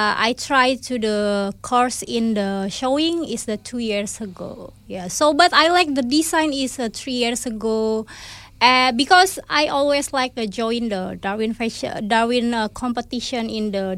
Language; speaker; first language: English; non-native, fluent; Indonesian